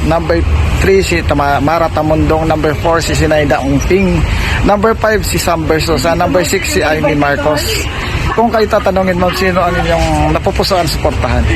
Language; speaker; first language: Filipino; native; Filipino